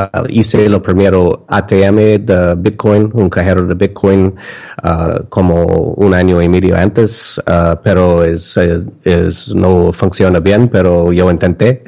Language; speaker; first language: Spanish; non-native, learner; English